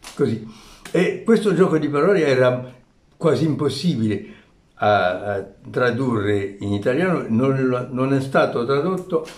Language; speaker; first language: Italian; early bilingual, heritage; Italian